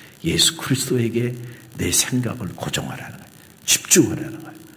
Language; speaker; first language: Korean; native; Korean